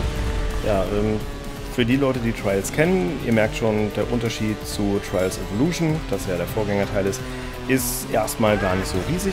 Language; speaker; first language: German; native; German